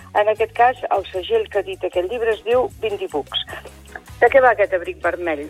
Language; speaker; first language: Catalan; native; Catalan